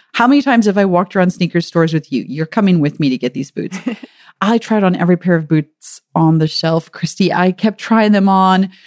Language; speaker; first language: English; native; English